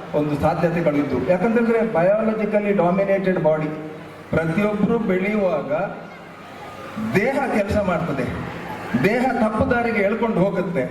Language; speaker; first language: Kannada; native; Kannada